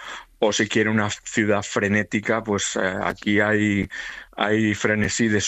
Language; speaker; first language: Spanish; native; Spanish